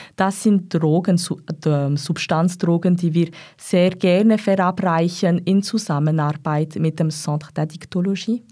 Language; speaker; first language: German; non-native, local second language; French